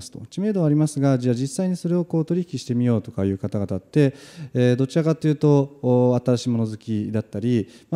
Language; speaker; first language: Japanese; native; Japanese